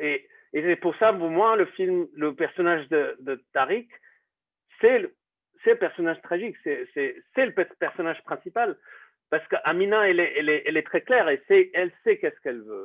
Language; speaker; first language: French; non-native, fluent; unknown